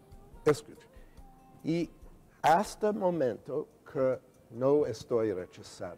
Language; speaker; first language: Spanish; non-native, learner; English